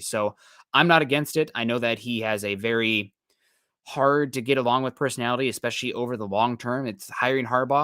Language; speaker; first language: English; native; English